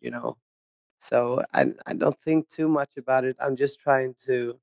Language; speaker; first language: English; non-native, fluent; Swedish